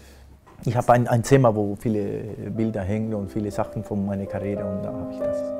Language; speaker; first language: German; non-native, fluent; Spanish